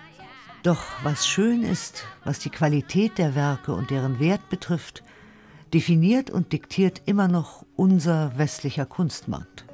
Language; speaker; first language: German; native; German